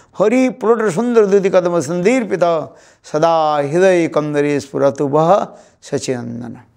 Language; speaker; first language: Hindi; non-native, local second language; Bangla